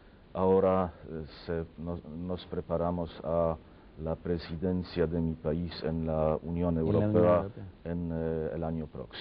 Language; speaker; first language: Spanish; non-native, fluent; Polish